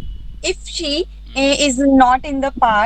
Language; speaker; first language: English; non-native, learner; Hindi